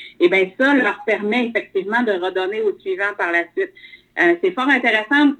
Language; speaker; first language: French; native; French